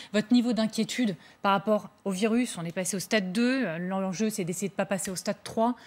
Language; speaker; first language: French; native; French